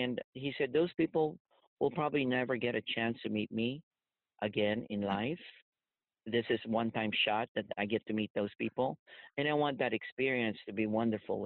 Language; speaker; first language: English; non-native, local second language; Filipino